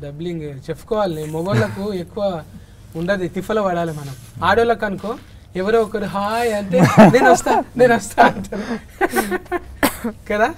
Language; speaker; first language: Telugu; native; Telugu